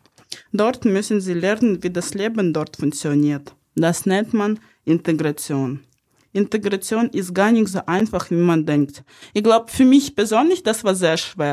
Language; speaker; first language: German; non-native, fluent; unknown